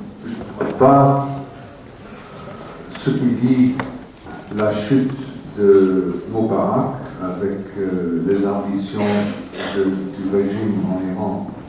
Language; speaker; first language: French; non-native, fluent; English